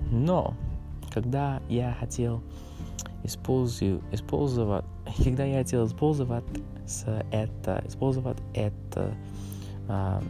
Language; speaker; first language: Russian; non-native, learner; English